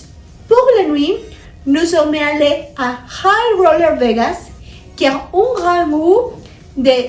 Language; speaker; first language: French; non-native, learner; Spanish